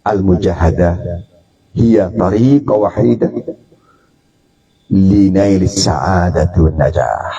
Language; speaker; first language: Arabic; non-native, fluent; Indonesian